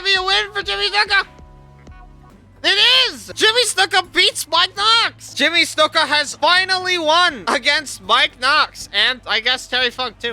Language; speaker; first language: English; native; English